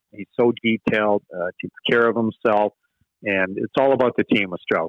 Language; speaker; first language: English; native; English